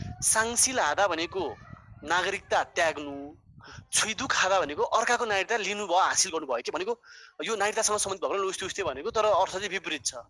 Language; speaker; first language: Nepali; native; Nepali